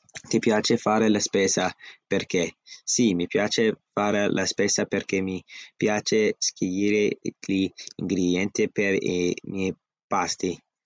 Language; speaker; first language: Italian; non-native, learner; English